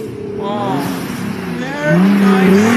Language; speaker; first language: English; non-native, learner; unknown